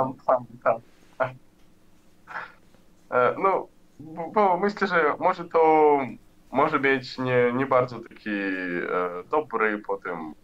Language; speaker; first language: Polish; non-native, learner; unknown